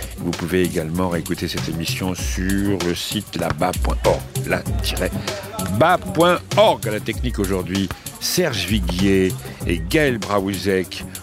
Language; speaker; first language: French; native; French